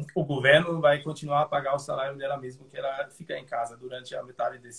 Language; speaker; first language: Portuguese; non-native, fluent; German